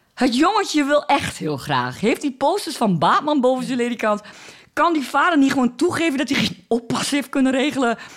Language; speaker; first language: Dutch; native; Dutch